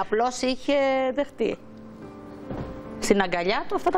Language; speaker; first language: Greek; native; Greek